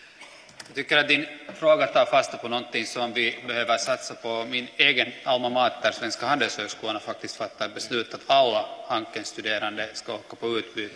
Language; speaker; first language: Swedish; native; Swedish